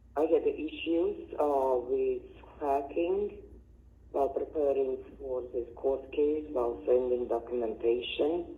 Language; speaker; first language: English; non-native, fluent; Latvian